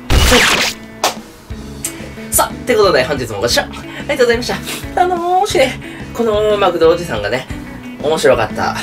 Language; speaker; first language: Japanese; native; Japanese